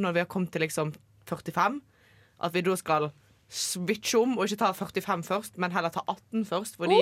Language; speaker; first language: Norwegian; native; Norwegian